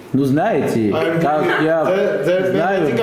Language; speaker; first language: Russian; non-native, learner; Armenian